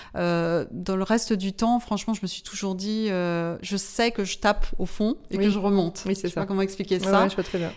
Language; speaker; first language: French; native; French